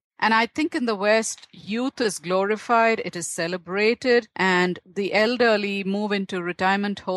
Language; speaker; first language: English; non-native, local second language; Tamil